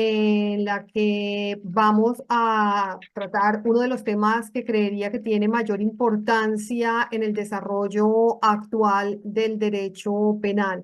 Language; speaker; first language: Spanish; native; Spanish